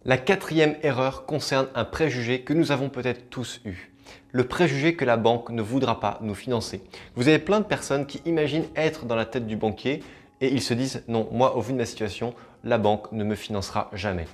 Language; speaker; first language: French; native; French